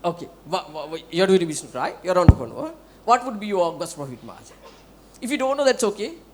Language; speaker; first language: English; non-native, local second language; Sinhala